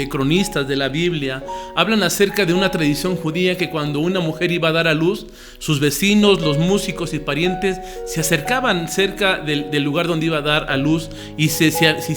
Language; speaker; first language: Spanish; native; Spanish